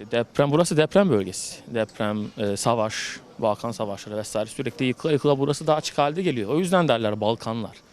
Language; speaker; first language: Turkish; native; Turkish